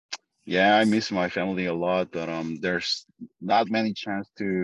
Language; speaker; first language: English; non-native, fluent; Korean